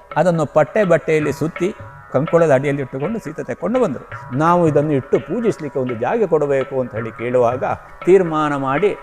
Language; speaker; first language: Kannada; native; Kannada